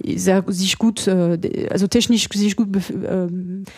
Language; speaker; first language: German; non-native, fluent; French